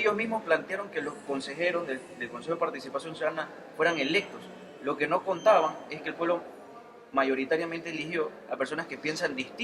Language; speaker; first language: Spanish; native; Spanish